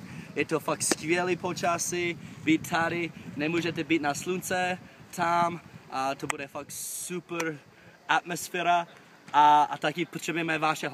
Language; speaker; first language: Czech; non-native, fluent; English